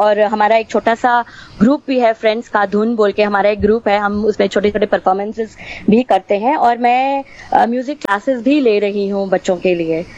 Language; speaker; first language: Hindi; non-native, local second language; Tamil